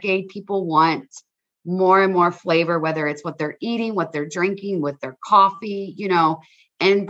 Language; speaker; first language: English; native; English